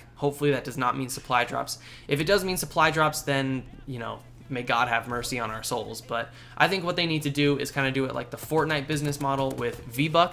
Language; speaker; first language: English; native; English